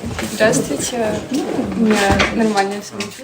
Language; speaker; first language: Russian; native; Russian